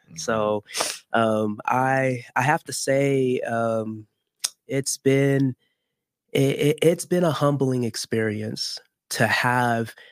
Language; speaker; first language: English; early bilingual, other home language; Haitian Creole